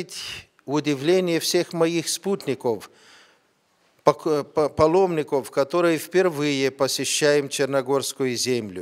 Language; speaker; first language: Russian; non-native, fluent; Romanian